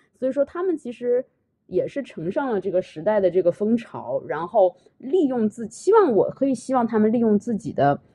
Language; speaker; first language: Chinese; native; Chinese